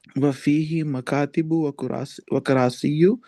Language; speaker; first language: Arabic; non-native, learner; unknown